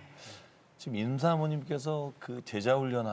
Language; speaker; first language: Korean; native; Korean